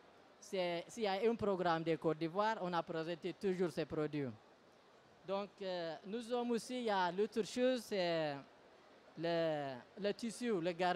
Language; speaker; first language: French; non-native, learner; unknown